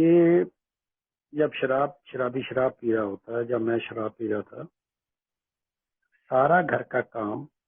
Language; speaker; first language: Hindi; native; Hindi